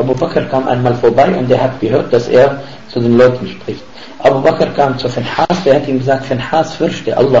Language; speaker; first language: German; non-native, fluent; Arabic